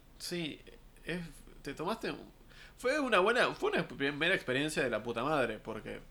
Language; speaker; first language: Spanish; native; Spanish